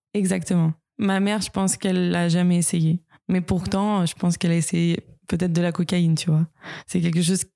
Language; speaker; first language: French; non-native, fluent; Russian